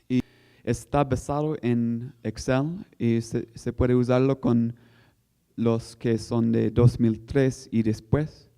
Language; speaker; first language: Spanish; non-native, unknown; English